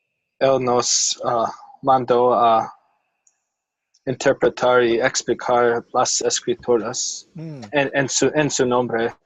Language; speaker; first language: Spanish; non-native, fluent; English